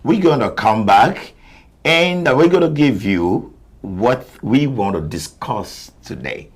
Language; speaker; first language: English; non-native, local second language; Yoruba